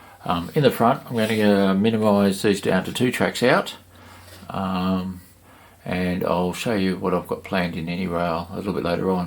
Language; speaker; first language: English; native; English